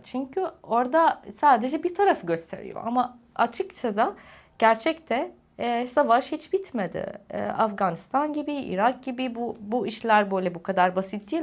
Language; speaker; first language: Turkish; non-native, fluent; Arabic